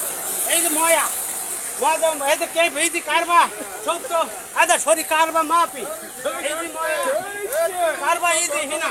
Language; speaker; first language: Arabic; non-native, learner; Bangla